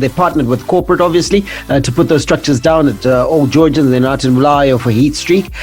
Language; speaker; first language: English; native; English